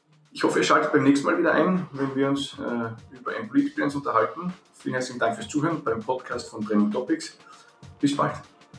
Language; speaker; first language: German; native; German